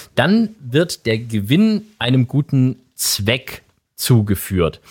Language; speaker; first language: German; native; German